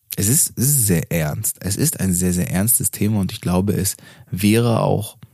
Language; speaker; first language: German; native; German